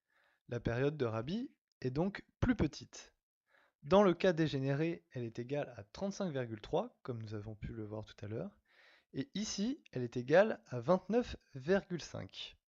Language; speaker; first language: French; native; French